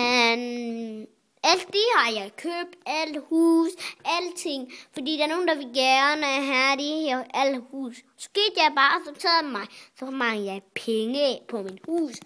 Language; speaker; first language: Danish; early bilingual, other home language; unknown